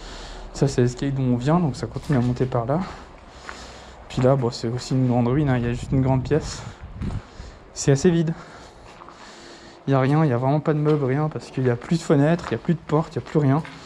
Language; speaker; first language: French; native; French